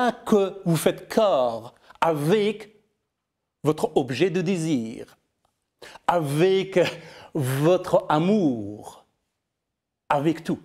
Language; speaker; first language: French; non-native, fluent; Persian